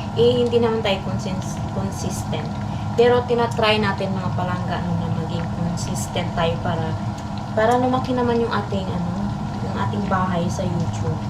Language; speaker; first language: Filipino; non-native, local second language; Hiligaynon